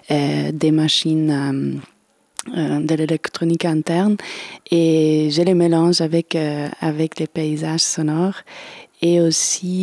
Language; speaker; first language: French; non-native, fluent; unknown